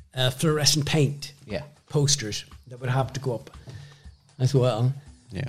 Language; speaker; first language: English; native; English